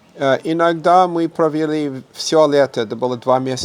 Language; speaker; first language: Russian; non-native, fluent; English